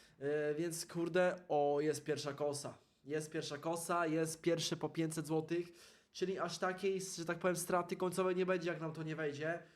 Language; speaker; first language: Polish; native; Polish